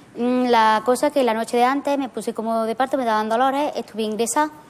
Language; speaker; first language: Spanish; native; Spanish